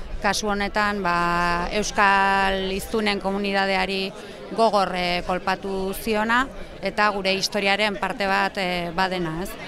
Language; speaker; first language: Basque; native; Basque